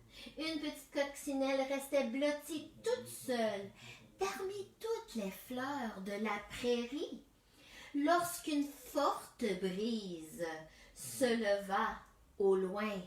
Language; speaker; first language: French; native; French